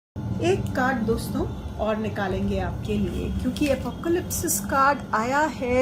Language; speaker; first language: Hindi; native; Hindi